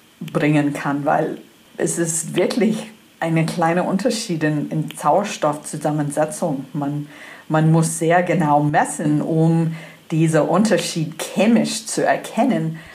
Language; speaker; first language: German; non-native, fluent; English